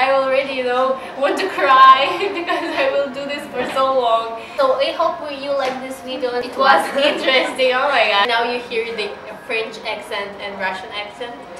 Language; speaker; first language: English; non-native, learner; Russian